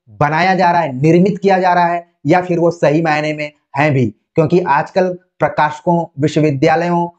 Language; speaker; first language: Hindi; native; Hindi